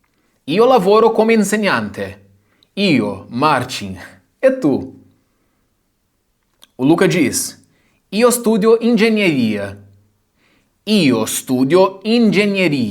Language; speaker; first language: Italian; non-native, fluent; Portuguese